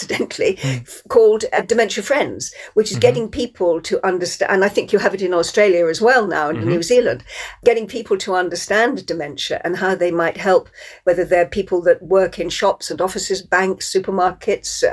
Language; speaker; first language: English; native; English